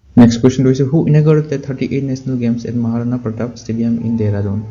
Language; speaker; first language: English; non-native, local second language; Assamese